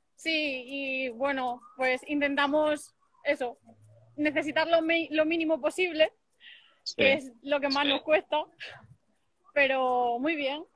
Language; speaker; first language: Spanish; native; Spanish